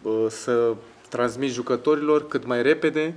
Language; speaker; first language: Romanian; non-native, fluent; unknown